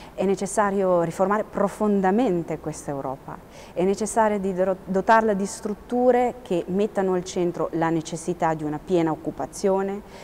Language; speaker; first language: Italian; native; Italian